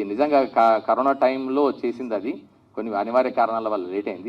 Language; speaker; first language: Telugu; native; Telugu